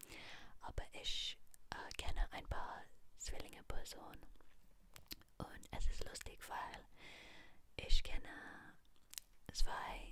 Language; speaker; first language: German; non-native, learner; English